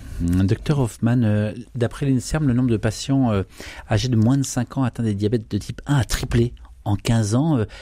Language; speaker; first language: French; native; French